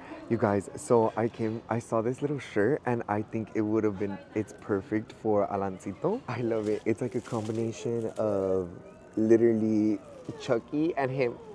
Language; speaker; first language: English; early bilingual, other home language; Spanish